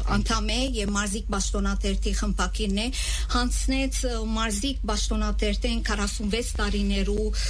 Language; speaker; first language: Armenian; native; Armenian